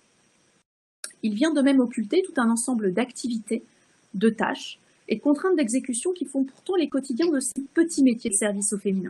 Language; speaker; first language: French; native; French